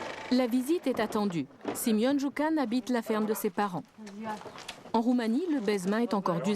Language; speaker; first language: French; native; French